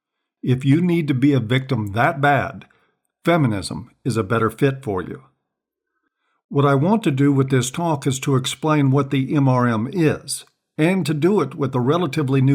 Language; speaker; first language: English; native; English